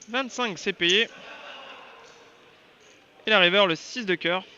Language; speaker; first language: French; native; French